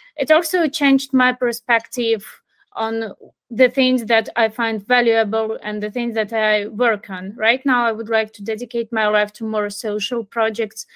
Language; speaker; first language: English; non-native, fluent; Ukrainian